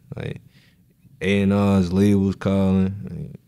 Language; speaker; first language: English; native; English